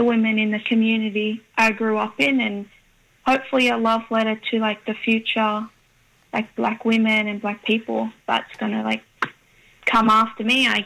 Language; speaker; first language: English; native; English